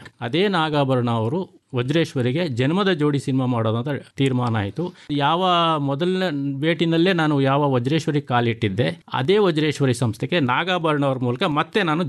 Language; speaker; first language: Kannada; native; Kannada